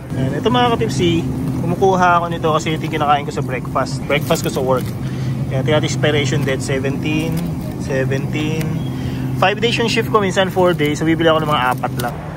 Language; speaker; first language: Filipino; native; Filipino